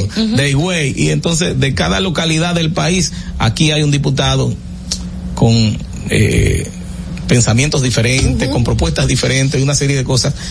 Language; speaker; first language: Spanish; native; Spanish